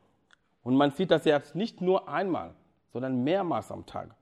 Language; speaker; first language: German; non-native, fluent; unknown